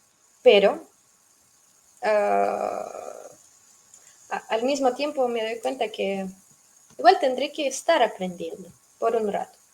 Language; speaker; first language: Spanish; non-native, fluent; Russian